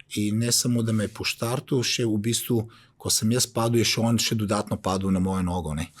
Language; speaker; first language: Slovenian; early bilingual, other home language; Bosnian